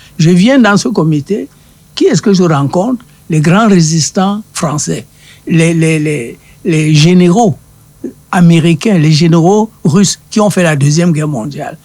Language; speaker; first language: French; non-native, local second language; Duala